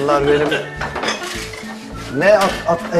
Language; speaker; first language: Turkish; native; Turkish